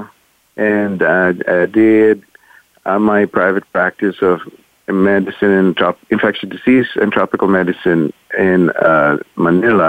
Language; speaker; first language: English; non-native, local second language; Filipino